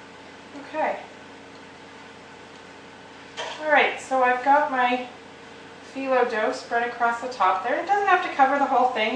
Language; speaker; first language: English; native; English